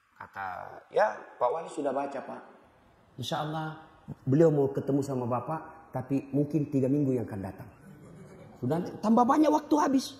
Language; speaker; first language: Indonesian; non-native, local second language; Buginese